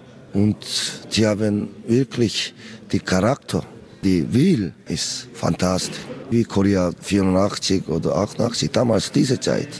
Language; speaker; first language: German; non-native, learner; Korean